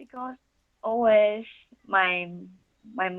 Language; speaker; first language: English; non-native, learner; Chinese